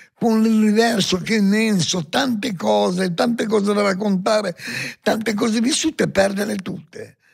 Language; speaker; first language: Italian; native; Italian